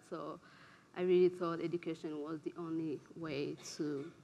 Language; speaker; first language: English; non-native, local second language; Kinyarwanda